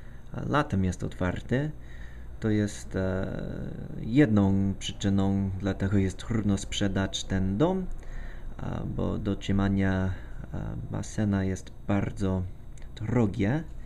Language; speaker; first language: Polish; non-native, fluent; English